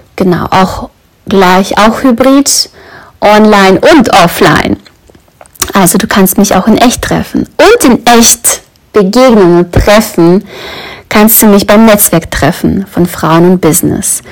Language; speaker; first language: German; native; German